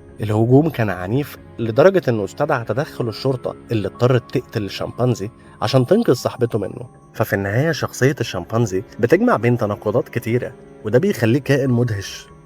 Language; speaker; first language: Arabic; native; Arabic